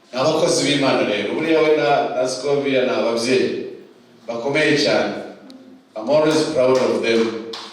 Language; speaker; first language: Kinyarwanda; early bilingual, heritage; Kinyarwanda